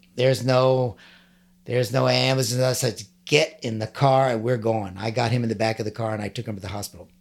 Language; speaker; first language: English; native; English